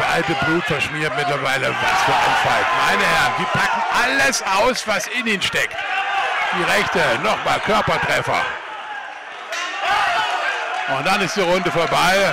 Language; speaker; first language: German; native; German